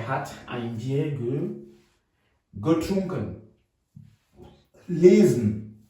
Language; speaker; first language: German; non-native, fluent; French